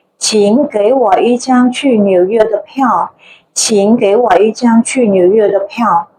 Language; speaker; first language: Chinese; non-native, fluent; Khmer